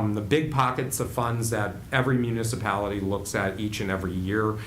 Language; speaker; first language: English; native; English